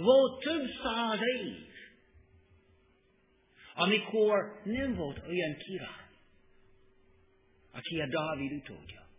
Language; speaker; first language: Hungarian; non-native, learner; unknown